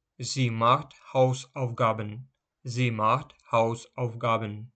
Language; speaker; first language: German; non-native, fluent; Ukrainian